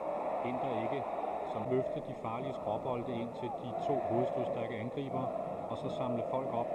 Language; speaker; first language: Danish; native; Danish